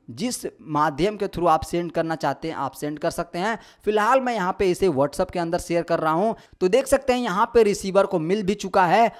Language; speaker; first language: Hindi; native; Hindi